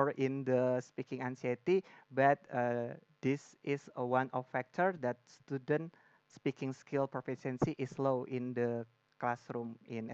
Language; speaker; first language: English; non-native, learner; Indonesian